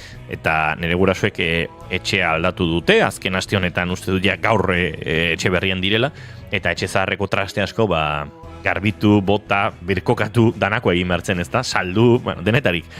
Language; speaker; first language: Basque; native; Basque